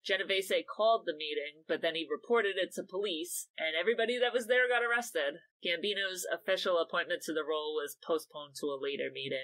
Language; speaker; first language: English; native; English